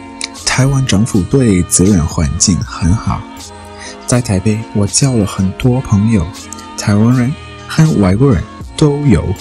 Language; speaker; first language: Chinese; non-native, learner; English